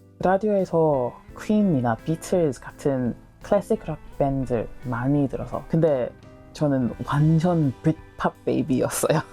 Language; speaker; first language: Korean; non-native, learner; English